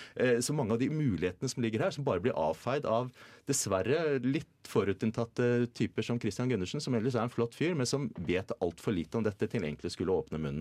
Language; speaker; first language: Norwegian; native; Norwegian